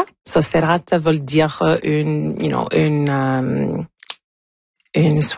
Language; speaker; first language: French; non-native, fluent; Italian